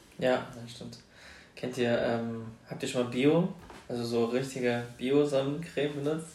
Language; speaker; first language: German; early bilingual, other home language; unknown